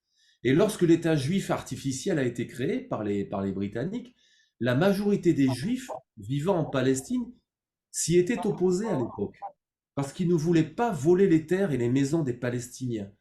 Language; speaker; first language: French; native; French